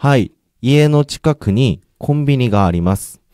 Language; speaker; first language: Japanese; non-native, learner; Korean